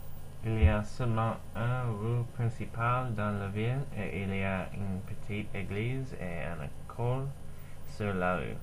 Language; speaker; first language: French; non-native, learner; English